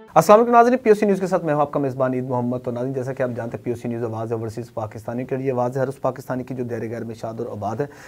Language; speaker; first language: Urdu; native; Urdu